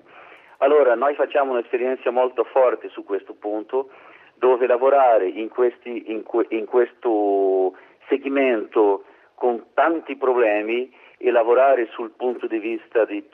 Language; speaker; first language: Italian; non-native, learner; Portuguese